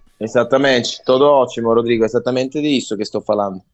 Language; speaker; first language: Portuguese; non-native, learner; Italian